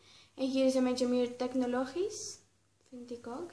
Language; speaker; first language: Dutch; non-native, learner; Spanish